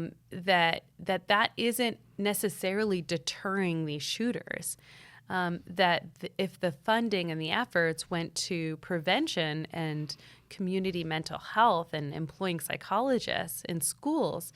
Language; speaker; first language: English; native; English